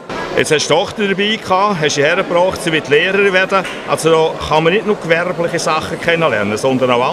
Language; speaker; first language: German; native; German